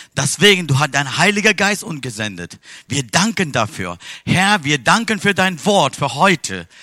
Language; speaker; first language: German; non-native, fluent; Tamil